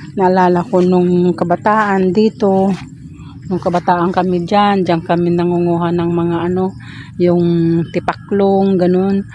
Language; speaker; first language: Filipino; non-native, local second language; Iloko